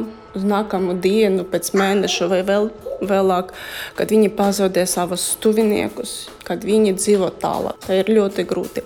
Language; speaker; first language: Latvian; non-native, learner; Russian